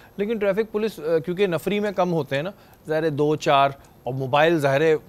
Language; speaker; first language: Urdu; native; Urdu